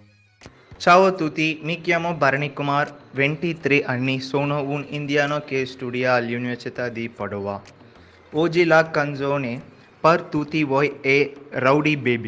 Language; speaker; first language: Italian; non-native, learner; Tamil